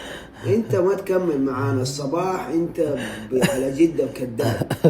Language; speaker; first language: Arabic; native; Arabic